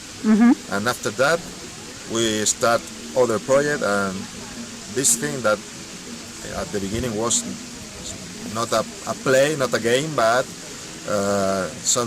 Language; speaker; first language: English; non-native, learner; Spanish